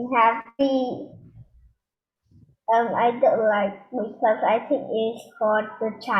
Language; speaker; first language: English; non-native, learner; Vietnamese